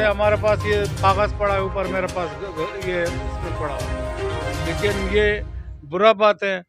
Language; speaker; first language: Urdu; non-native, local second language; Pashto